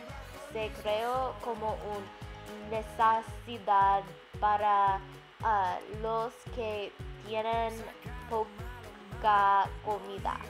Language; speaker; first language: Spanish; non-native, learner; English